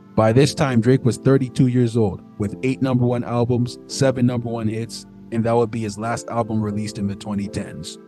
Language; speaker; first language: English; native; English